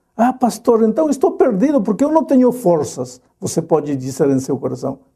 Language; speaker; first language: Portuguese; non-native, fluent; Spanish